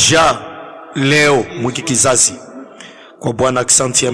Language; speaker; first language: Swahili; native; Swahili